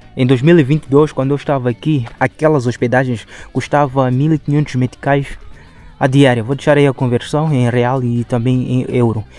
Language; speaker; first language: Portuguese; non-native, local second language; Shona